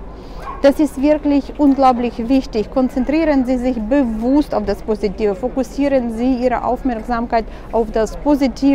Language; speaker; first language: German; non-native, fluent; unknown